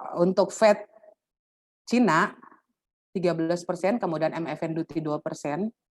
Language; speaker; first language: Indonesian; native; Indonesian